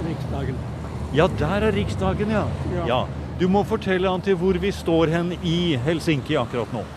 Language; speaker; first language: Norwegian; native; Norwegian